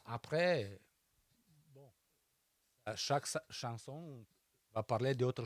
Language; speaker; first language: French; non-native, fluent; Romanian